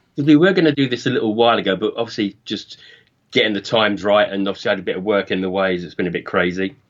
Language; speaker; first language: English; native; English